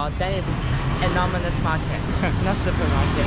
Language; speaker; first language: English; non-native, fluent; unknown